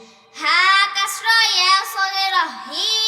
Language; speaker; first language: Arabic; non-native, learner; Bangla